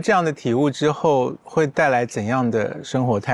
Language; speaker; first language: Chinese; native; Chinese